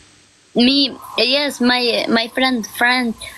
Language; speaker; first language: English; non-native, learner; Albanian